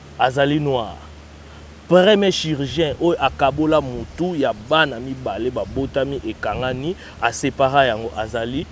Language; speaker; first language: Lingala; non-native, local second language; Kongo